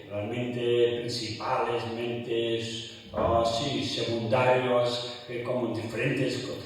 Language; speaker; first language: Spanish; non-native, fluent; Tibetan